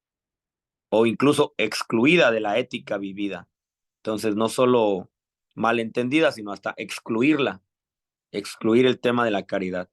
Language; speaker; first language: Spanish; native; Spanish